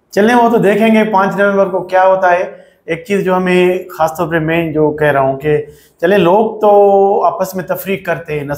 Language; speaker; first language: Urdu; non-native, local second language; Sindhi